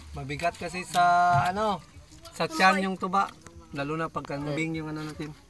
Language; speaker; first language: Filipino; non-native, local second language; Cebuano